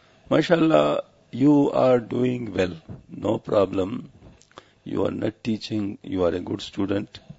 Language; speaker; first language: English; non-native, local second language; Pashto